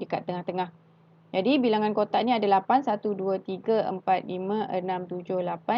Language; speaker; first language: Malay; native; Malay